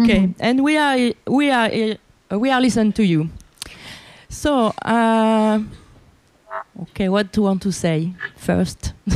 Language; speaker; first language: English; non-native, learner; Italian